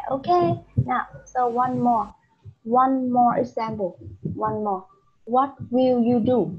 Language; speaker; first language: English; non-native, learner; Vietnamese